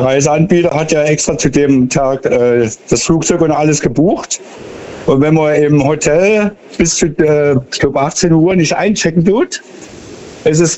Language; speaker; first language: German; native; German